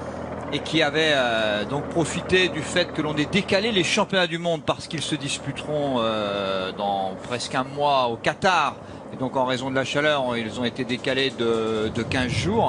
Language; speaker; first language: French; native; French